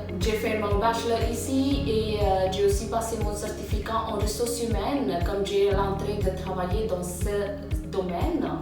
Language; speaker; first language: French; non-native, fluent; English